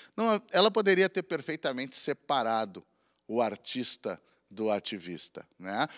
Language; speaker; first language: Portuguese; native; Portuguese